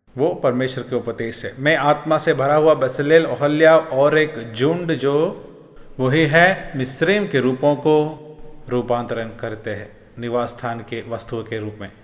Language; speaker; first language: Hindi; non-native, local second language; Malayalam